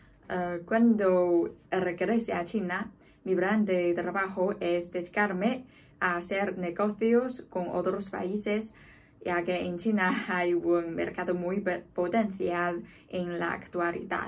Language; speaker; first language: Spanish; non-native, fluent; Chinese